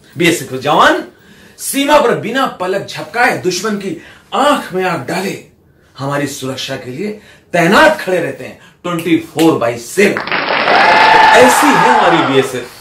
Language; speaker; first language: Hindi; native; Hindi